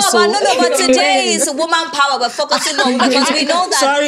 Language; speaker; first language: English; native; English